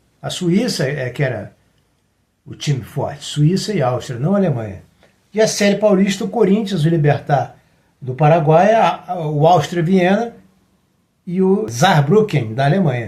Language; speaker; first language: Portuguese; native; Portuguese